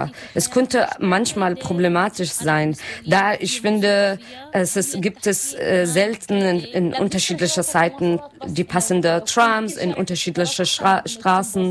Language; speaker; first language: German; non-native, learner; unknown